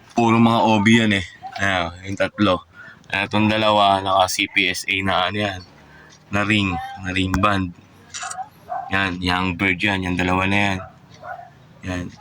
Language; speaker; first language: Filipino; native; Filipino